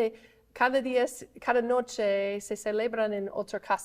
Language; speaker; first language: Spanish; non-native, fluent; English